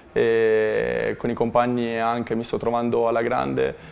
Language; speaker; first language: Italian; native; Italian